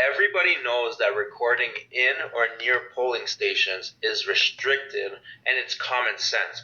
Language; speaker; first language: English; native; English